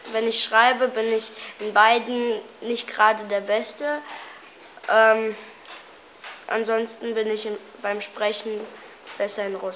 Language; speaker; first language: German; early bilingual, other home language; Russian